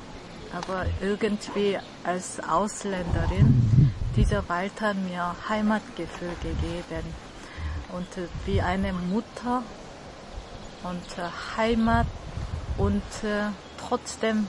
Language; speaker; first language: German; non-native, learner; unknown